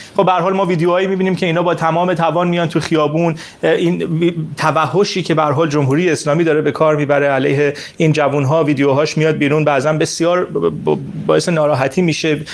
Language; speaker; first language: Persian; native; Persian